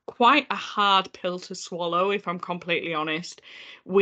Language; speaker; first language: English; native; English